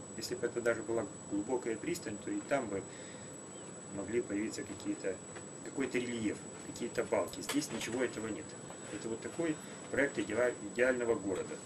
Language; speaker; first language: Russian; native; Russian